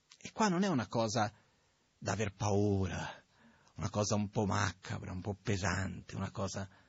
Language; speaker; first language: Italian; non-native, fluent; Portuguese